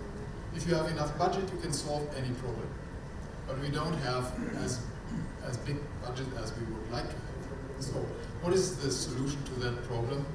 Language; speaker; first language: English; non-native, fluent; German